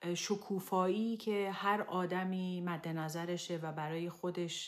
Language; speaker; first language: Persian; native; Persian